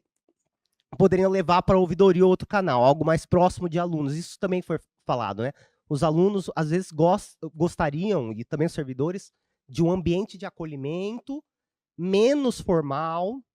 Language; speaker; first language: Portuguese; native; Portuguese